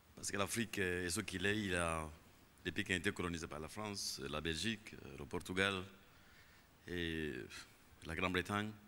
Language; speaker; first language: French; non-native, local second language; Kinyarwanda